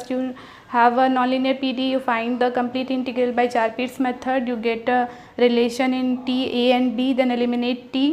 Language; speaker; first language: English; non-native, local second language; Hindi